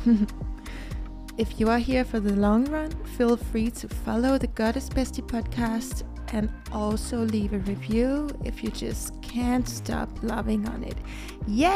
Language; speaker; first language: English; non-native, fluent; Danish